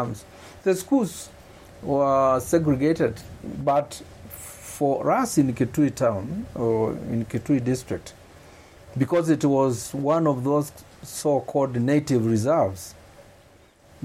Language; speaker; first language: English; non-native, local second language; Kamba